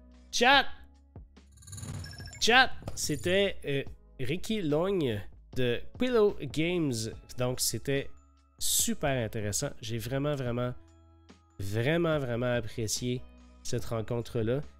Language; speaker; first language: French; native; French